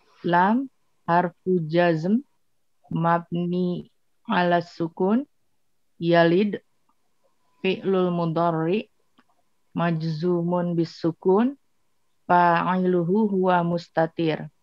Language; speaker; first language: Arabic; non-native, learner; Indonesian